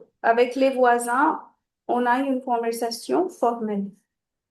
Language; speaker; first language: French; non-native, fluent; Hindi